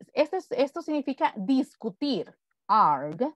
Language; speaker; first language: Spanish; native; Spanish